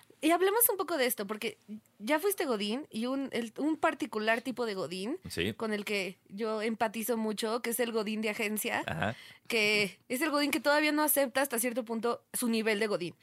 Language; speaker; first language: Spanish; native; Spanish